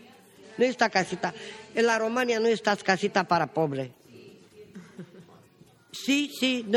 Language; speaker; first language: Spanish; non-native, learner; Romany